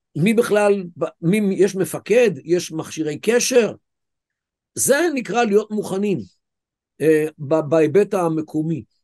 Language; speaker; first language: Hebrew; native; Hebrew